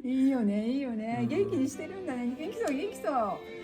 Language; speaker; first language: Japanese; native; Japanese